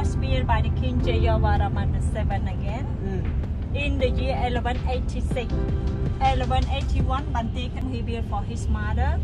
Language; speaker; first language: English; non-native, learner; Khmer